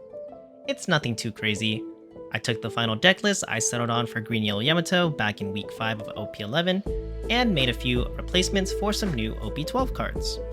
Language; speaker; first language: English; native; English